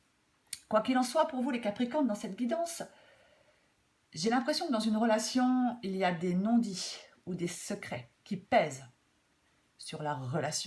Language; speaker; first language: French; native; French